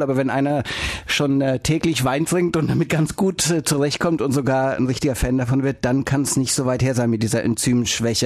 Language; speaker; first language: German; native; German